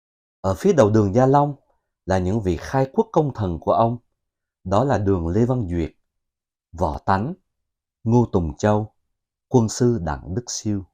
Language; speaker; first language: Vietnamese; native; Vietnamese